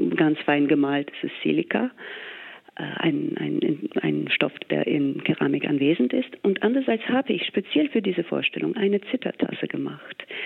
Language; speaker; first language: German; non-native, fluent; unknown